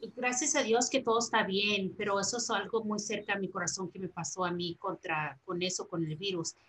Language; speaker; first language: Spanish; early bilingual, heritage; Spanish